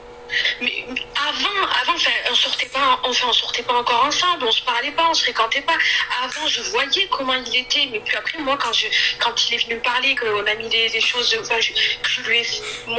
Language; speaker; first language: French; early bilingual, other home language; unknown